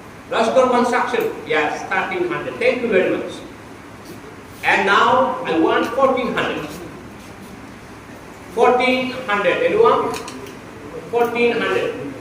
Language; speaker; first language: English; non-native, local second language; Bangla